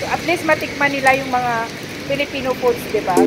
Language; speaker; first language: Filipino; native; Filipino